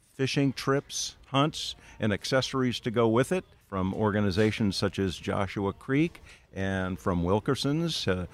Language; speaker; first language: English; native; English